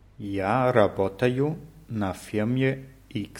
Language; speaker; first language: Russian; non-native, learner; German